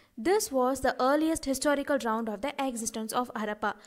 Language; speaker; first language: English; non-native, local second language; Tamil